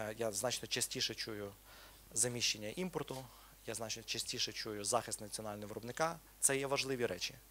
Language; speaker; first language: Ukrainian; native; Ukrainian